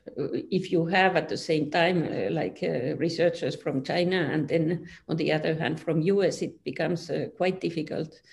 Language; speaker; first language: English; non-native, fluent; Finnish